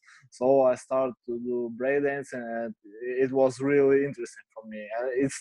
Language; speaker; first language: English; non-native, learner; Ukrainian